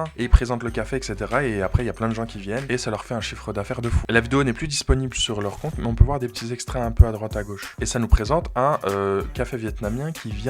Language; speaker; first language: French; native; French